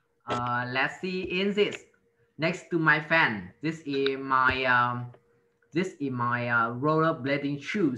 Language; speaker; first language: English; non-native, fluent; Vietnamese